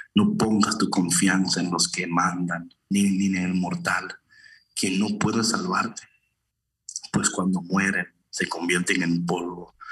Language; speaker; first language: Spanish; early bilingual, heritage; Spanish